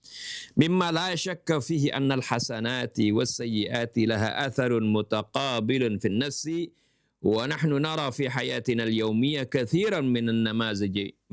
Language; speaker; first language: Arabic; non-native, fluent; Indonesian